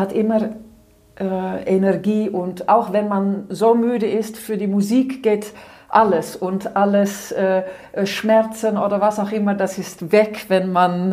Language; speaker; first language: German; non-native, fluent; Dutch